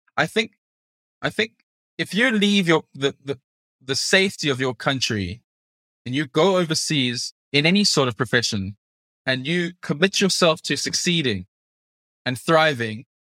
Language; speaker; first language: English; native; English